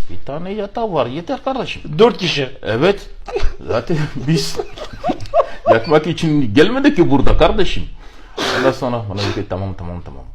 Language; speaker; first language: Turkish; non-native, learner; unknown